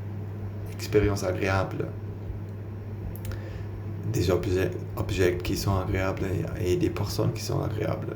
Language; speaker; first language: French; non-native, learner; German